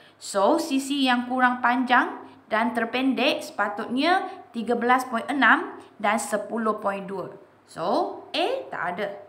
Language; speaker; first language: Malay; non-native, local second language; Chinese